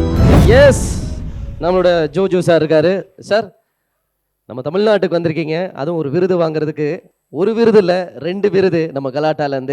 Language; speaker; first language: Tamil; native; Tamil